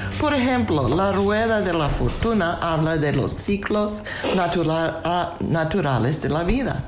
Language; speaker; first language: Spanish; non-native, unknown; English